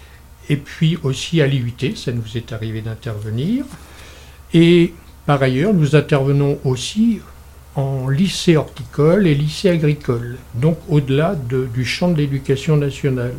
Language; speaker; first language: French; native; French